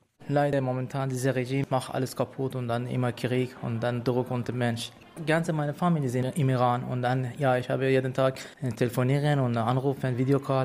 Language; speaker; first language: German; non-native, learner; Persian